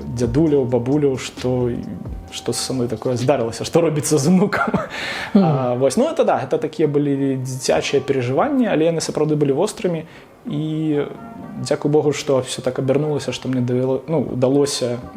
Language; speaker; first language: Belarusian; non-native, local second language; Russian